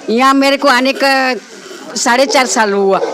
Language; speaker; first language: Hindi; non-native, local second language; Gujarati